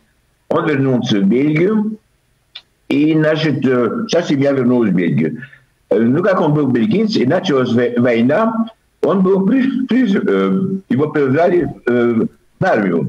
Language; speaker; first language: Russian; early bilingual, heritage; Russian